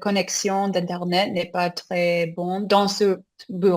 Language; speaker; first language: French; non-native, learner; English